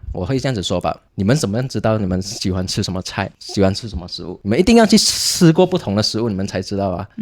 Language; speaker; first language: Chinese; non-native, local second language; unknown